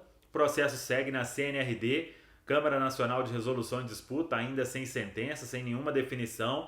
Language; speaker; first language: Portuguese; native; Portuguese